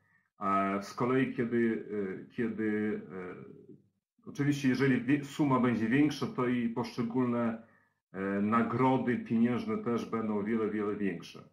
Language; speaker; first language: Polish; native; Polish